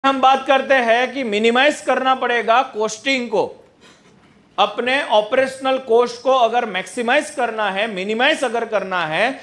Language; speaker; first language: Hindi; non-native, local second language; Gujarati